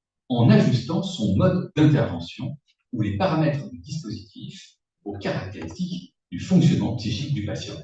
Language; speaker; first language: French; native; French